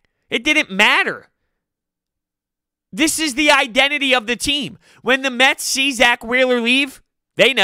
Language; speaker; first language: English; native; English